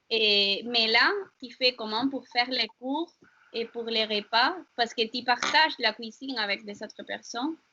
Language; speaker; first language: French; non-native, learner; Spanish